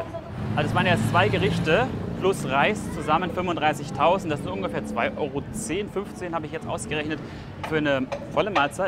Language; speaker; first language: German; native; German